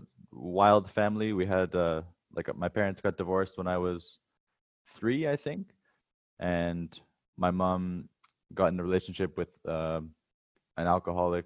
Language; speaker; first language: English; native; English